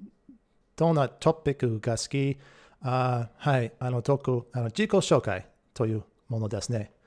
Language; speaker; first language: Japanese; non-native, learner; English